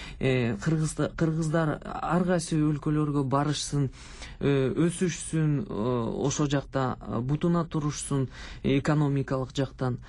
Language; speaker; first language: Kyrgyz; non-native, local second language; Russian